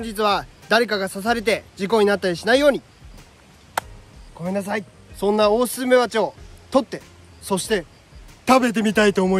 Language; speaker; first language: Japanese; native; Japanese